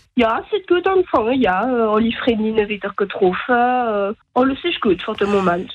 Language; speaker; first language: German; non-native, local second language; French